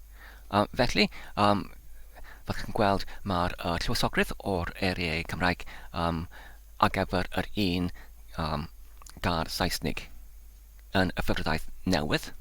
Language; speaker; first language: Welsh; non-native, learner; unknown